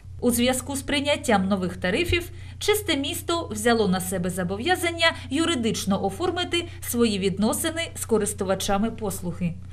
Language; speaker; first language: Ukrainian; native; Ukrainian